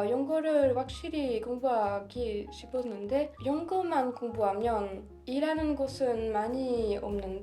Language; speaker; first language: Korean; non-native, learner; French